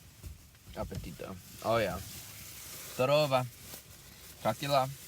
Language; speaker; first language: Russian; non-native, learner; English